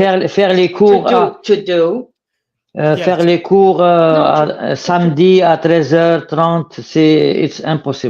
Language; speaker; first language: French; non-native, learner; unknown